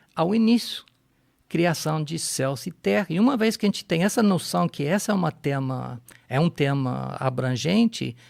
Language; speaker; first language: Portuguese; non-native, fluent; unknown